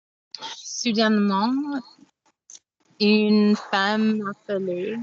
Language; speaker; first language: French; non-native, learner; English